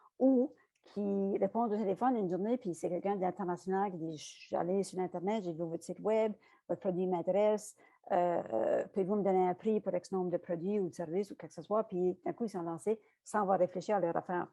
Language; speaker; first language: French; native; French